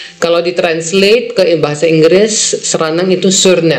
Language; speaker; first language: Indonesian; non-native, fluent; Dutch